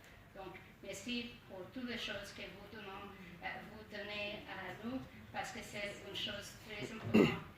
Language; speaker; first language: French; non-native, learner; English